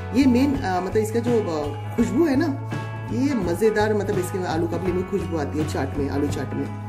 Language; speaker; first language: Hindi; non-native, local second language; Bangla